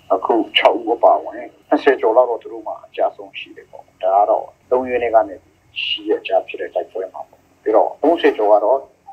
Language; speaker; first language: Burmese; non-native, local second language; Hakha Chin